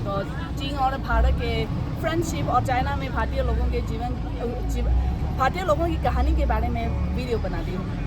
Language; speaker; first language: Hindi; non-native, fluent; Chinese